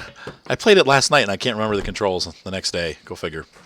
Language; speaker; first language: English; native; English